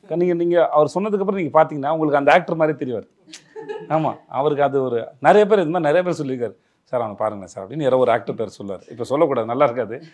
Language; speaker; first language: Tamil; native; Tamil